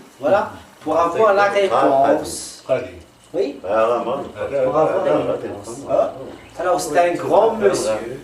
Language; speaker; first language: French; non-native, local second language; Arabic